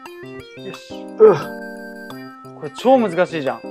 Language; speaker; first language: Japanese; native; Japanese